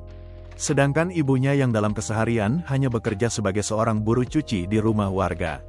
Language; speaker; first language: Indonesian; native; Indonesian